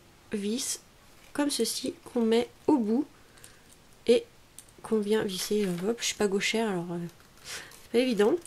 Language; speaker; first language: French; native; French